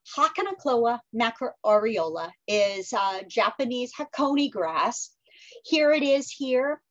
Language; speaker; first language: English; native; English